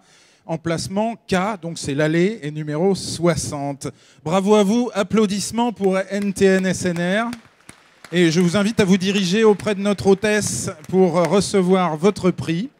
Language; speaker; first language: French; native; French